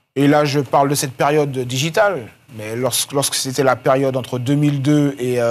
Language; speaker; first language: French; native; French